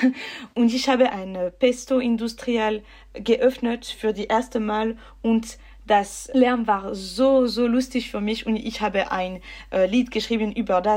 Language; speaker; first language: German; non-native, learner; French